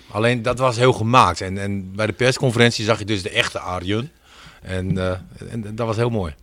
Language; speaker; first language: Dutch; native; Dutch